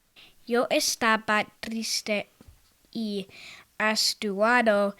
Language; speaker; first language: Spanish; non-native, learner; English